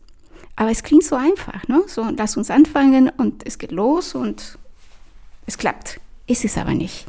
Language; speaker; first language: German; non-native, fluent; Spanish